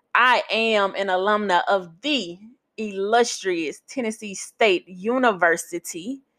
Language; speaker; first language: English; native; English